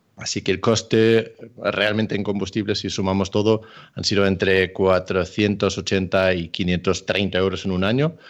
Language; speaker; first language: Spanish; non-native, fluent; Danish